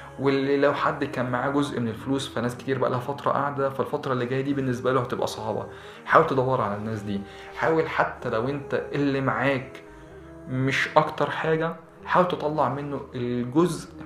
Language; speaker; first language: Arabic; native; Arabic